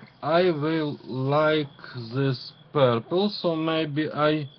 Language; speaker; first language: English; non-native, learner; Ukrainian